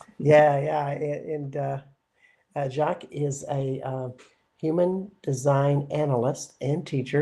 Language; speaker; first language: English; native; English